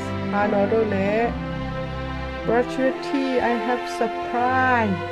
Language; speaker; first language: English; non-native, learner; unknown